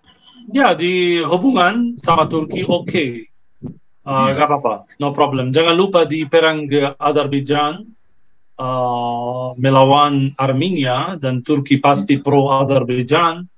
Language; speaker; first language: Indonesian; non-native, fluent; Arabic